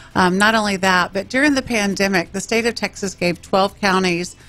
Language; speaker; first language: English; native; English